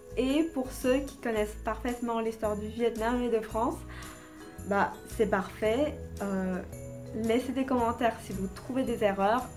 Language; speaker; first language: French; non-native, fluent; Vietnamese